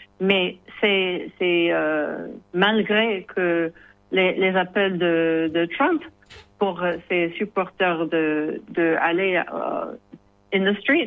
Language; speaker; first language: French; non-native, learner; English